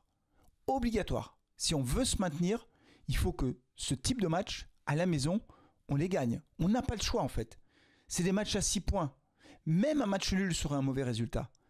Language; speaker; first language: French; native; French